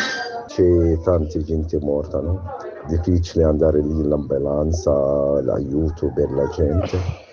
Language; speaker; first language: Italian; non-native, learner; Arabic